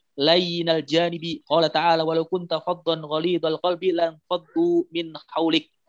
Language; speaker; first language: Arabic; non-native, fluent; Indonesian